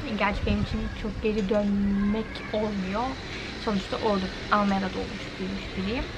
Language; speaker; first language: Turkish; early bilingual, heritage; Turkish